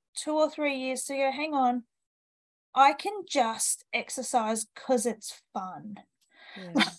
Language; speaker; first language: English; native; English